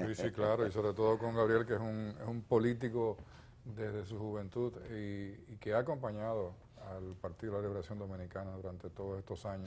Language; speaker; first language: Spanish; native; Spanish